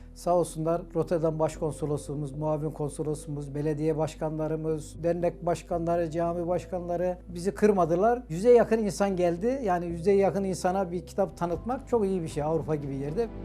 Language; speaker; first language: Turkish; native; Turkish